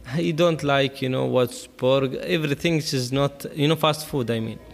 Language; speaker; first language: English; non-native, learner; Arabic